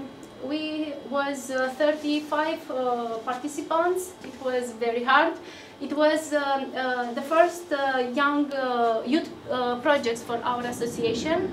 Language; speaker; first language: English; non-native, fluent; Romanian